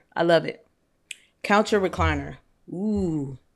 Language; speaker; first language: English; native; English